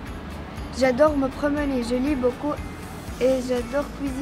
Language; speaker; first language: French; non-native, local second language; Arabic